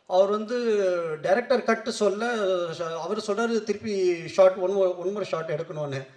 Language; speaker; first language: Tamil; non-native, local second language; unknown